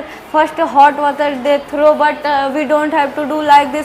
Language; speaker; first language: English; non-native, learner; Hindi